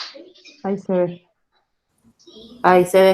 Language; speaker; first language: Spanish; native; Spanish